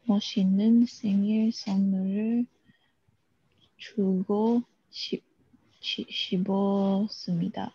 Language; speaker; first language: Korean; non-native, learner; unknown